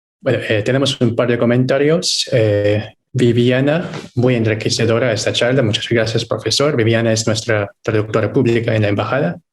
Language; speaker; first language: Spanish; non-native, fluent; Filipino